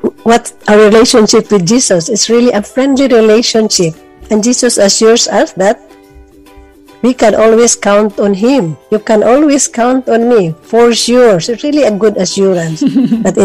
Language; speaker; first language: English; non-native, local second language; Cebuano